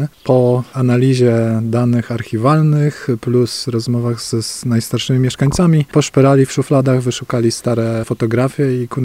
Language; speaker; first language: Polish; native; Polish